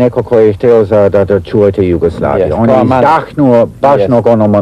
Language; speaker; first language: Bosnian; early bilingual, heritage; Serbian